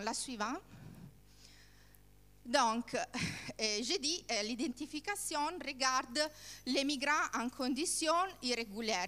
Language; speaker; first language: French; non-native, learner; Italian